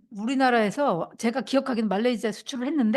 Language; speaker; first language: Korean; native; Korean